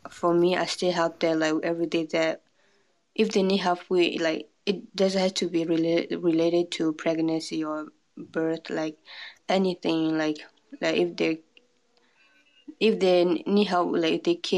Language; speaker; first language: English; non-native, fluent; Burmese